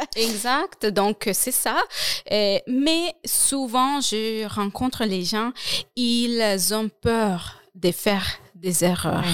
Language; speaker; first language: French; non-native, fluent; Spanish